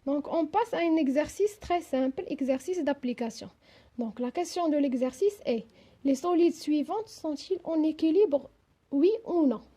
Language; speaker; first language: French; non-native, local second language; Arabic